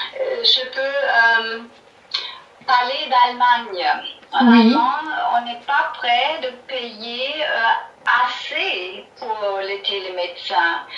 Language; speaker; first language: French; non-native, learner; German